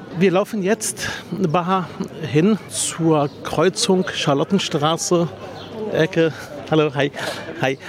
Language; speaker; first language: German; early bilingual, other home language; Arabic